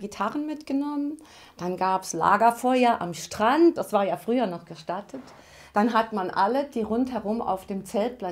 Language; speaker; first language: German; native; German